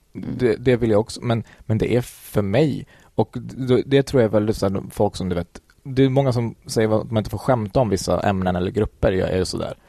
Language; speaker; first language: Swedish; early bilingual, other home language; Kurdish